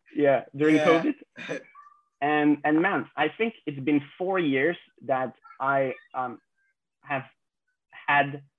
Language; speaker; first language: English; non-native, fluent; French